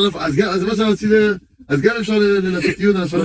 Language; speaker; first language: Hebrew; non-native, fluent; French